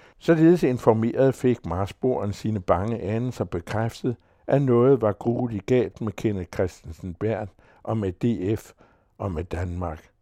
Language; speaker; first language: Danish; native; Danish